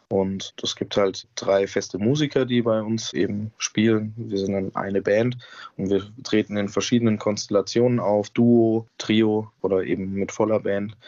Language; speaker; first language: German; native; German